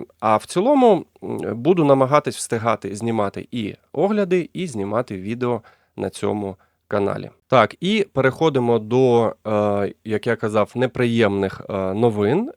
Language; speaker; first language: Ukrainian; non-native, local second language; Russian